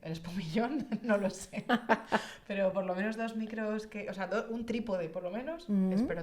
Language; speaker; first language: Spanish; native; Spanish